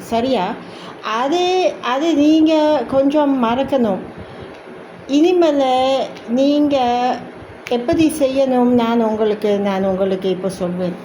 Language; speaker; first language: Tamil; non-native, learner; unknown